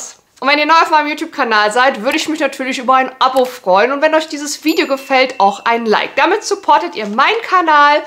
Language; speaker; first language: German; native; German